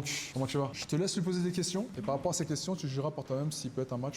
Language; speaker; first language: French; native; French